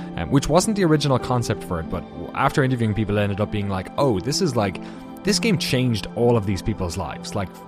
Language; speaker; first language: English; native; English